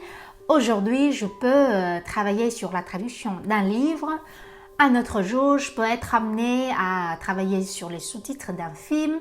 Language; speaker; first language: French; non-native, fluent; Vietnamese